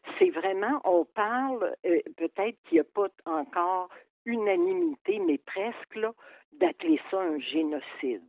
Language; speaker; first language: French; native; French